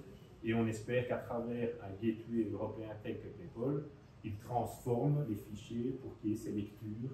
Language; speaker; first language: French; native; French